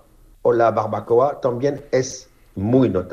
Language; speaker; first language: Spanish; non-native, learner; French